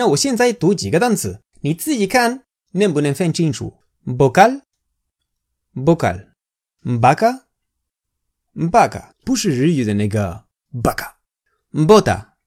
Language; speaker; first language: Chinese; non-native, fluent; Spanish